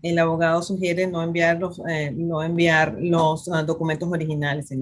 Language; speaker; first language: Spanish; native; Spanish